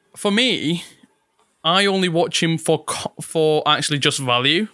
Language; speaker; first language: English; non-native, fluent; Italian